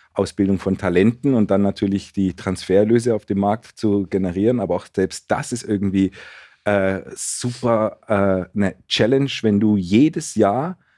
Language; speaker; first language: German; native; German